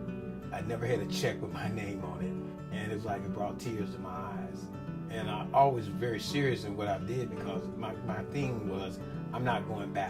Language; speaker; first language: English; native; English